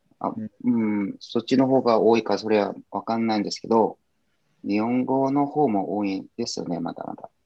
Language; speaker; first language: Japanese; non-native, fluent; Korean